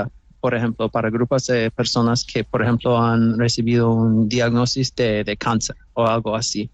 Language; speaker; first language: Spanish; non-native, fluent; English